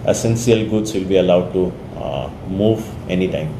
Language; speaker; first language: English; non-native, local second language; Assamese